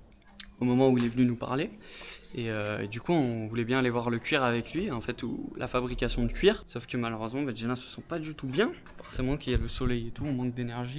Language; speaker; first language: French; native; French